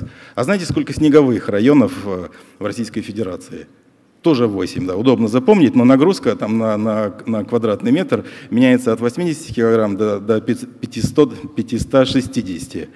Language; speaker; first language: Russian; native; Russian